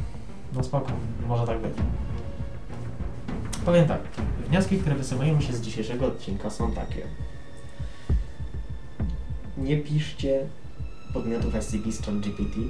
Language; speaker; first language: Polish; native; Polish